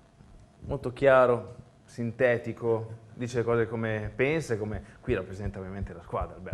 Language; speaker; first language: Italian; native; Italian